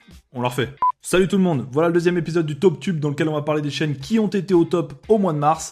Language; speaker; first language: French; native; French